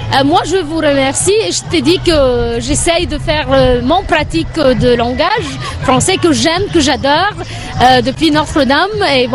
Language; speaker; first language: French; non-native, learner; Arabic